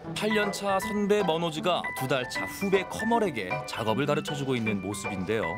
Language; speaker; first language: Korean; native; Korean